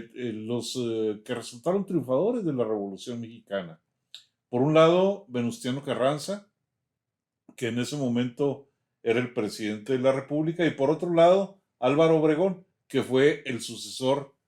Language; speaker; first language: Spanish; native; Spanish